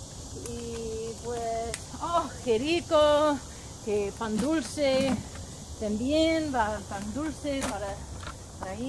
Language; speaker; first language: Spanish; non-native, learner; English